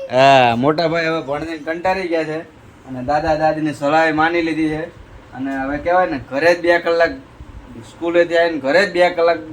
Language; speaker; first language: Gujarati; native; Gujarati